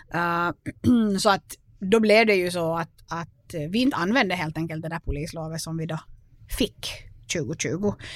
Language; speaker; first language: Swedish; native; Swedish